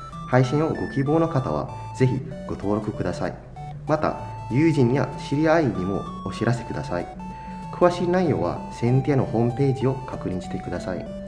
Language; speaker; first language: Japanese; non-native, fluent; Indonesian